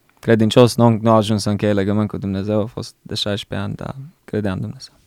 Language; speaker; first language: Romanian; early bilingual, heritage; Romanian